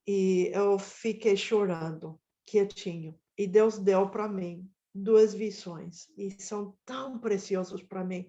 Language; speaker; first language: Portuguese; non-native, fluent; Spanish